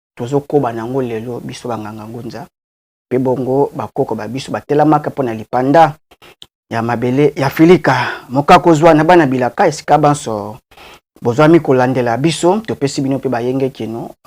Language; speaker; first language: Lingala; non-native, local second language; Kongo